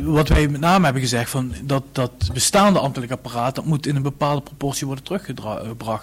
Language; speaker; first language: Dutch; native; Dutch